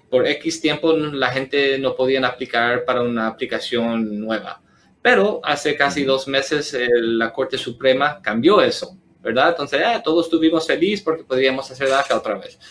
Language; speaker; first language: Spanish; early bilingual, heritage; Spanish